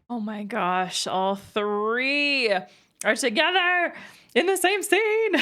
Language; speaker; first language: English; native; English